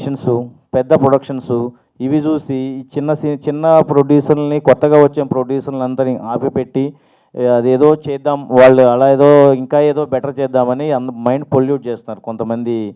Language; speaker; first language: Telugu; native; Telugu